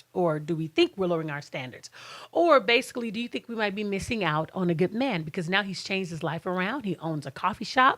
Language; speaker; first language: English; native; English